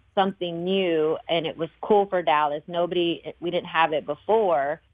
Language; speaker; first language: English; early bilingual, other home language; Spanish